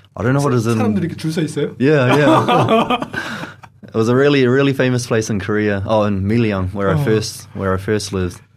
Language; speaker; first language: English; native; English